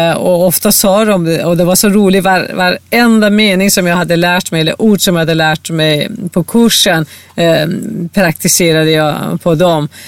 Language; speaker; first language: Swedish; non-native, fluent; Persian